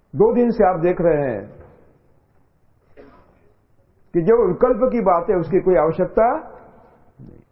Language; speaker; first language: Hindi; non-native, local second language; Marathi